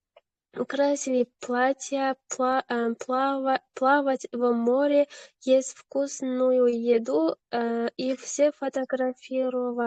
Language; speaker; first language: Russian; non-native, learner; Uzbek